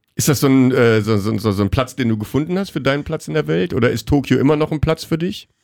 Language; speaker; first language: German; native; German